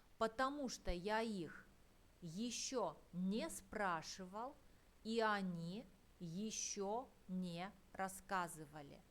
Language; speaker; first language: Russian; non-native, fluent; Turkish